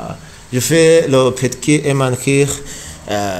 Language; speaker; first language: French; non-native, learner; Rundi